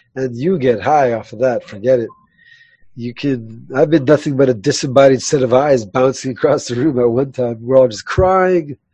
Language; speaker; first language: English; early bilingual, other home language; Spanish